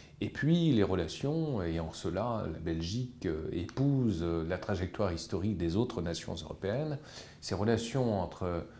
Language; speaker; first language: French; native; French